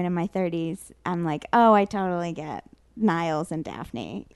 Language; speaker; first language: English; native; English